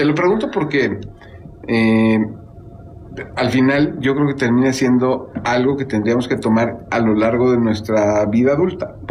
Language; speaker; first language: Spanish; native; Spanish